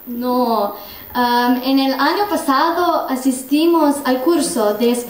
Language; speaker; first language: Spanish; non-native, learner; Slovenian